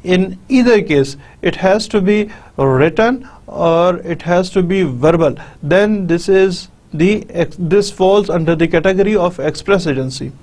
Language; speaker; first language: English; non-native, local second language; Urdu